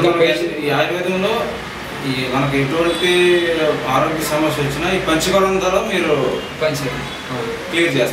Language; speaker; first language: Telugu; native; Telugu